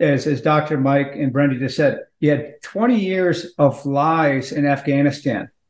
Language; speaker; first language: English; native; English